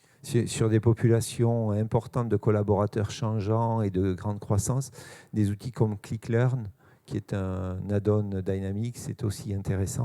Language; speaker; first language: French; native; French